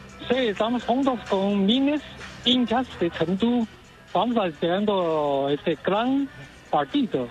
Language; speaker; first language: Spanish; non-native, learner; Chinese